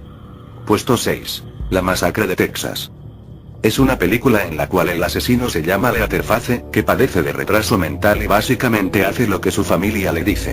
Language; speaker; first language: Spanish; native; Spanish